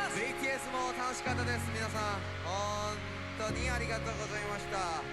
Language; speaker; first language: Japanese; non-native, learner; Korean